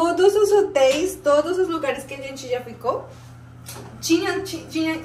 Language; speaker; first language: Portuguese; non-native, fluent; Spanish